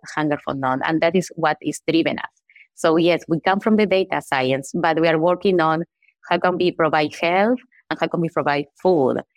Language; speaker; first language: English; non-native, fluent; Spanish